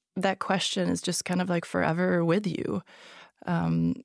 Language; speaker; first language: English; non-native, fluent; Hungarian